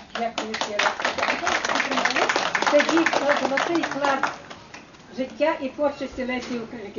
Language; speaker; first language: Ukrainian; native; Ukrainian